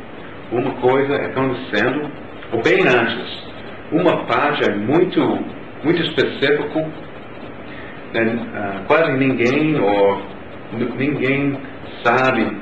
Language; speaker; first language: Portuguese; non-native, learner; English